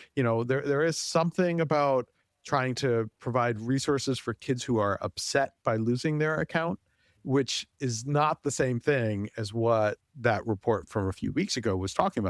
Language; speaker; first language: English; native; English